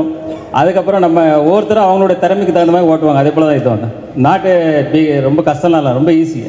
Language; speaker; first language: Tamil; native; Tamil